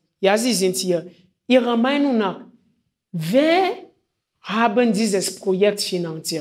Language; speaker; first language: German; non-native, fluent; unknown